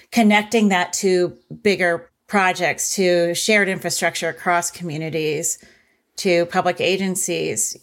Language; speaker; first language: English; early bilingual, other home language; Hindi